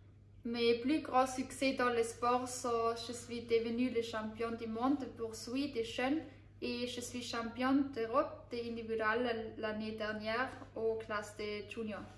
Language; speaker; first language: French; non-native, learner; German